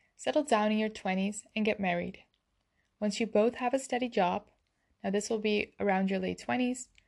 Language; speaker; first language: English; non-native, fluent; Dutch